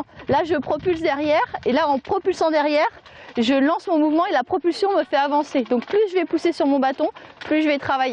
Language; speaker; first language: French; native; French